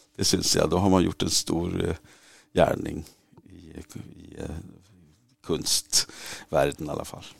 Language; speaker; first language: Swedish; native; Swedish